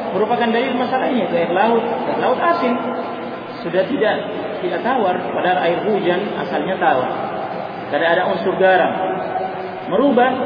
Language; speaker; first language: Indonesian; native; Indonesian